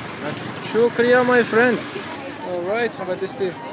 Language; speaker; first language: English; non-native, learner; French